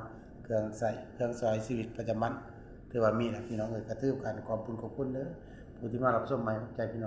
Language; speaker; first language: Thai; non-native, local second language; Northeastern Thai